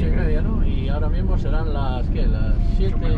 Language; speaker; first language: Spanish; native; Spanish